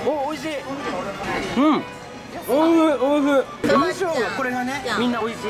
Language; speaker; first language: Japanese; native; Japanese